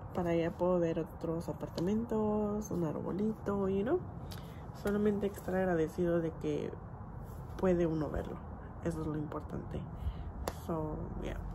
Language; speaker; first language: Spanish; early bilingual, heritage; Spanish